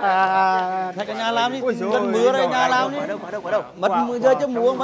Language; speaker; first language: Vietnamese; native; Vietnamese